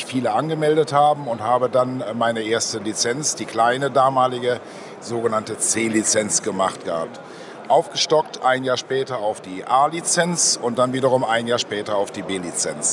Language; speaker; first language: German; native; German